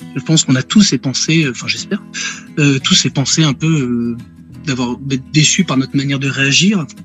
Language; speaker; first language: French; native; French